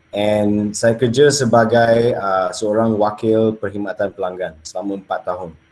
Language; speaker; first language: Malay; non-native, local second language; English